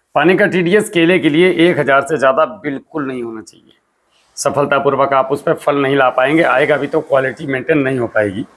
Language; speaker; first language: Hindi; native; Hindi